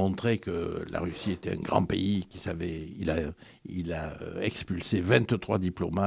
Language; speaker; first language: French; native; French